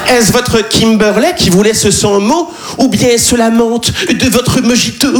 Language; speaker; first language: French; native; French